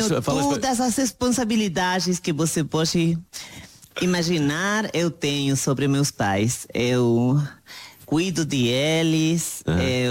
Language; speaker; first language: Portuguese; non-native, learner; Spanish